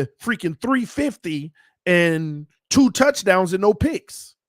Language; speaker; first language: English; native; English